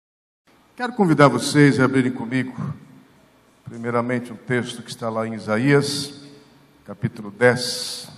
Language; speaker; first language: Portuguese; native; Portuguese